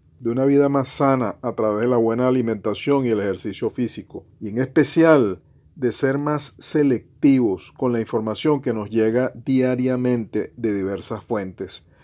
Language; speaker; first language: Spanish; native; Spanish